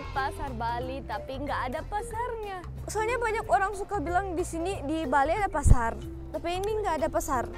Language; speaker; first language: Indonesian; non-native, fluent; Russian